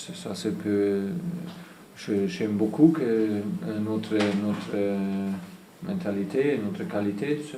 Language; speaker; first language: French; non-native, fluent; German